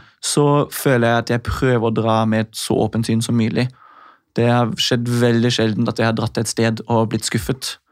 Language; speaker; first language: Norwegian; non-native, fluent; English